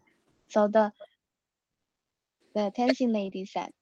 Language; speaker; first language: English; non-native, learner; Chinese